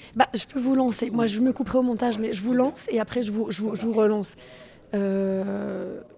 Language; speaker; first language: French; native; French